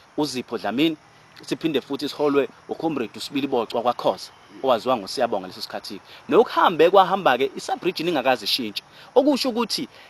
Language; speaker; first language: Zulu; native; Zulu